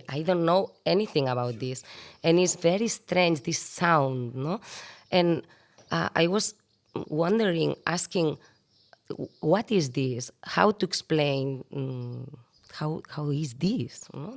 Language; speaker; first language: English; non-native, fluent; Catalan